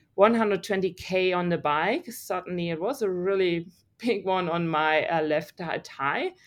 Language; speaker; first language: English; non-native, fluent; German